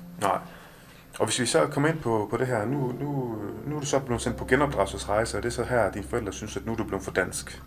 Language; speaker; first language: Danish; early bilingual, other home language; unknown